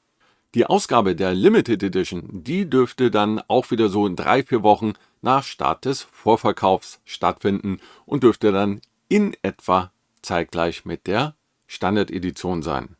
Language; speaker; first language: German; native; German